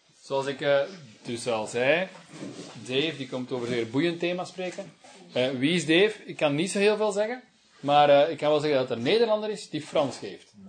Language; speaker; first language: Dutch; native; Dutch